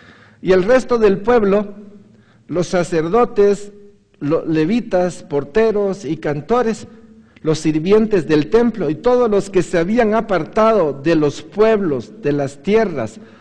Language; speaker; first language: Spanish; native; Spanish